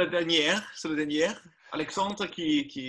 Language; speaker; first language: French; non-native, learner; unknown